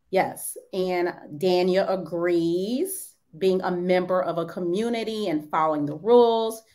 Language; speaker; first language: English; native; English